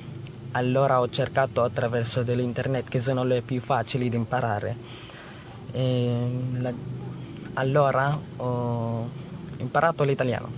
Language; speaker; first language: Italian; non-native, learner; Filipino